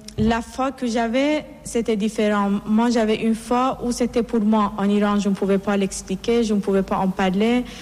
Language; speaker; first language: French; non-native, fluent; Persian